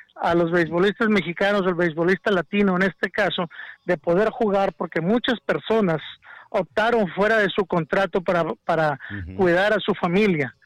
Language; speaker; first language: Spanish; native; Spanish